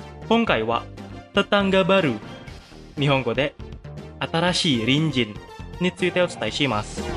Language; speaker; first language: Japanese; non-native, fluent; Indonesian